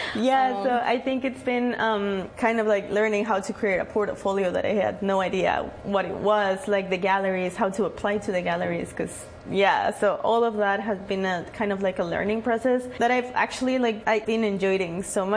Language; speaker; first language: English; non-native, fluent; Spanish